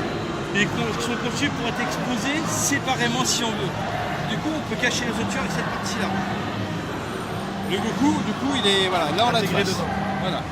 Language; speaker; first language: French; native; French